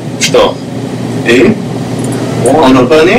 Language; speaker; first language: Russian; non-native, learner; English